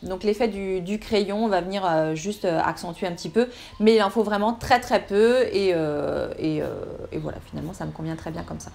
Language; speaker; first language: French; native; French